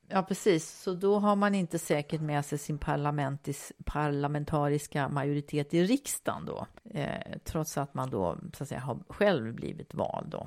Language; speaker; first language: Swedish; native; Swedish